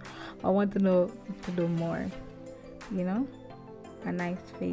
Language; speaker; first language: English; native; English